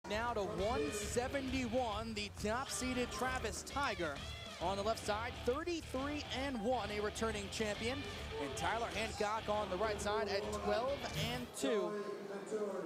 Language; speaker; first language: English; native; English